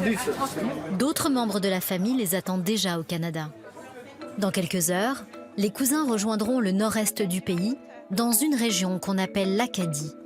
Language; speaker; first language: French; native; French